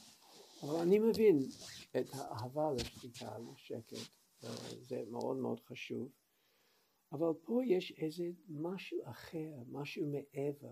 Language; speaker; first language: Hebrew; non-native, fluent; English